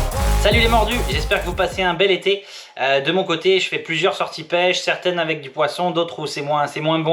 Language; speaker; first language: French; native; French